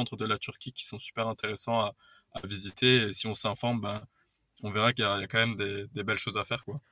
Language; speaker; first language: French; native; French